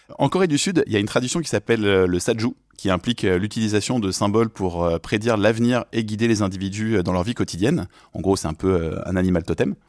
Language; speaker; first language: French; native; French